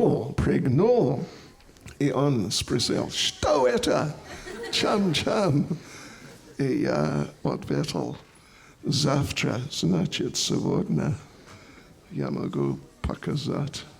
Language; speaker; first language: Russian; non-native, learner; English